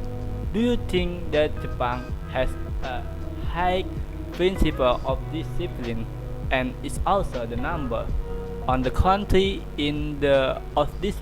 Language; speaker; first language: English; non-native, learner; Indonesian